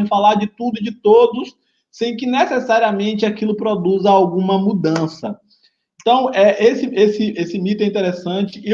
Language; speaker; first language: Portuguese; native; Portuguese